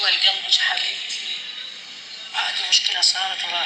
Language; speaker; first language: Arabic; native; Arabic